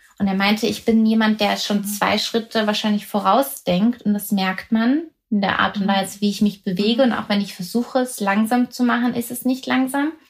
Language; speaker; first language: German; native; German